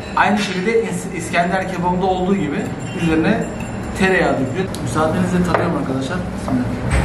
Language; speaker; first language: Turkish; native; Turkish